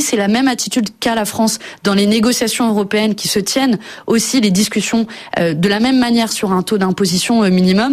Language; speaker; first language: French; native; French